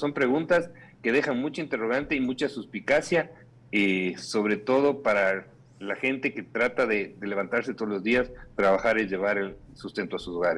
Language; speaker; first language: Spanish; native; Spanish